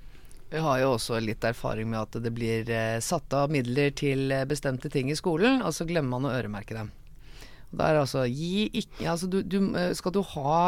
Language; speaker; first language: Norwegian; native; Norwegian